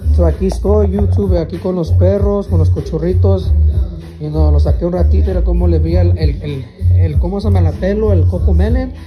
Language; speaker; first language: Spanish; early bilingual, heritage; Spanish